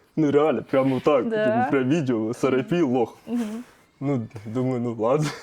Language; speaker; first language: Ukrainian; non-native, local second language; Russian